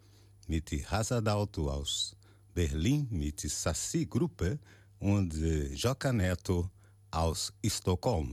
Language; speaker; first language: German; non-native, learner; Portuguese